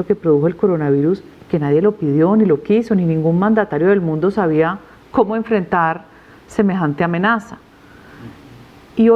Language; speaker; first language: Spanish; native; Spanish